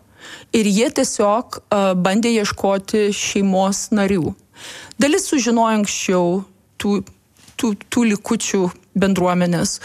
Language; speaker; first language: Lithuanian; native; Lithuanian